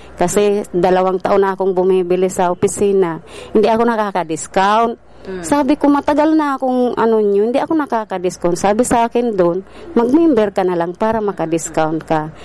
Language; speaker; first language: Filipino; non-native, local second language; Bikol